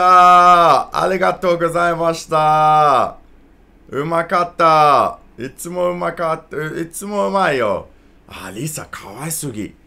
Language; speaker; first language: Japanese; non-native, learner; English